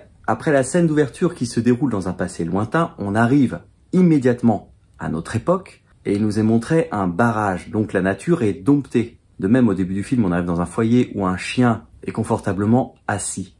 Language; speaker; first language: French; native; French